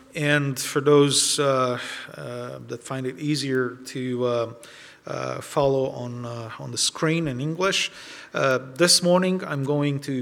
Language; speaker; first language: English; non-native, fluent; Romanian